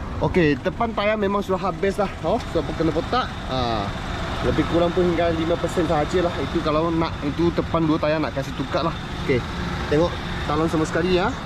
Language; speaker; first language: Malay; non-native, local second language; Chinese